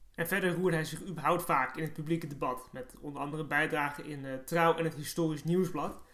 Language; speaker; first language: Dutch; native; Dutch